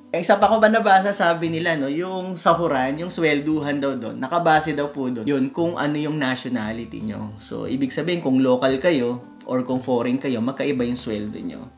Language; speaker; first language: Filipino; native; Filipino